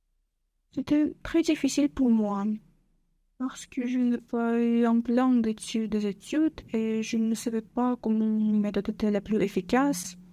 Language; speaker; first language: French; non-native, learner; Russian